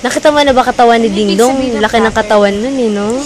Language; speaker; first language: Filipino; native; Filipino